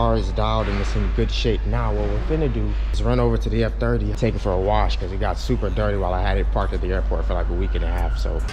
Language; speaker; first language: English; native; English